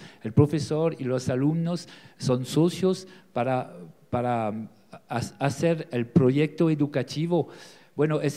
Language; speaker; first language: Spanish; non-native, learner; French